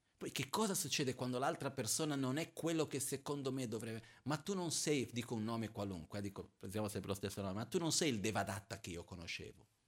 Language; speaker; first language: Italian; non-native, fluent; Portuguese